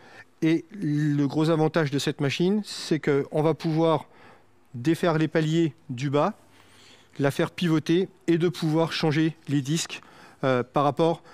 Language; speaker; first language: French; native; French